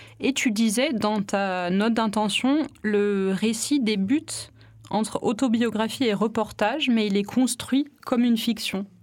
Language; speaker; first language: French; non-native, fluent; German